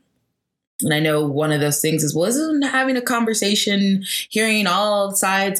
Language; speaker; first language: English; native; English